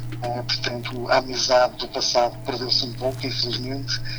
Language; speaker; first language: Portuguese; native; Portuguese